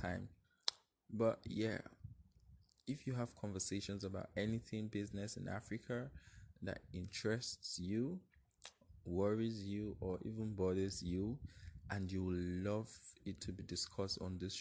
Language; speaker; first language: English; non-native, local second language; Yoruba